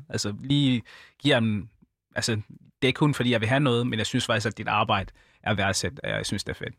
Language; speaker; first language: Danish; early bilingual, other home language; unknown